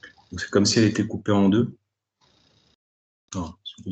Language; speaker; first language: French; native; French